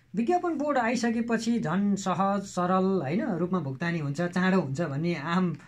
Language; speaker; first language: Nepali; native; Nepali